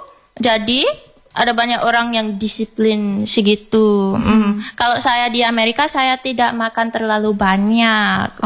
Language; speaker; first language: Indonesian; non-native, learner; English